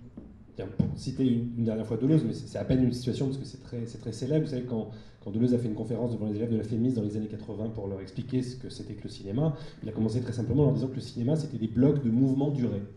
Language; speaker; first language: French; native; French